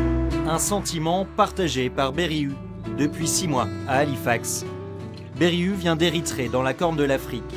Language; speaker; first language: French; native; French